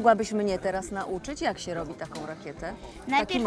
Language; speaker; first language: Polish; native; Polish